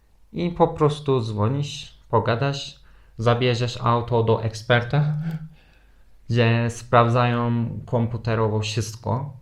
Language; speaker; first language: Polish; non-native, fluent; Turkish